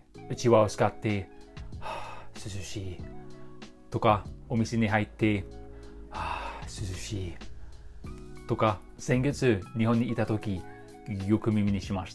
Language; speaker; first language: Japanese; non-native, fluent; English